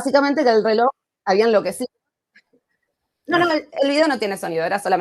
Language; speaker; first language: Spanish; native; Spanish